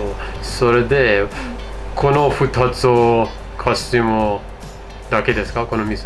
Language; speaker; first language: Japanese; non-native, fluent; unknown